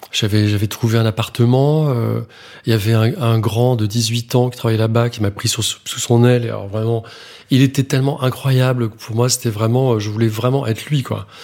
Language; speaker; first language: French; native; French